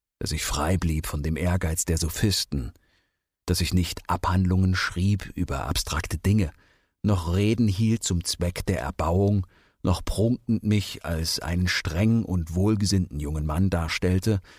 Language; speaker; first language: German; native; German